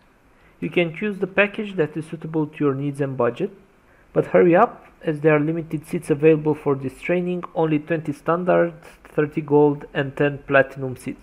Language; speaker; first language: English; non-native, fluent; Romanian